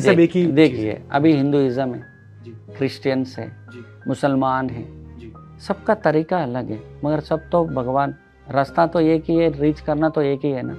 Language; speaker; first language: Hindi; non-native, local second language; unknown